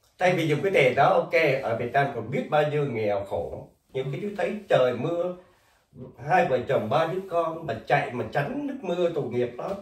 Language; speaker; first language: Vietnamese; native; Vietnamese